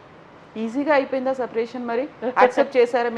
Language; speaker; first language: Telugu; native; Telugu